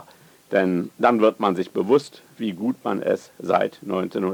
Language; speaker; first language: German; native; German